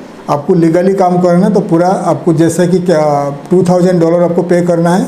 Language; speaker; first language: Hindi; non-native, local second language; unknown